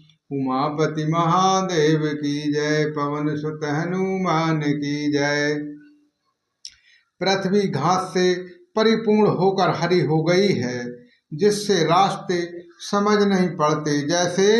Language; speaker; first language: Hindi; native; Hindi